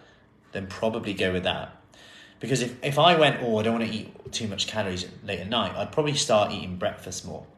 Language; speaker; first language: English; native; English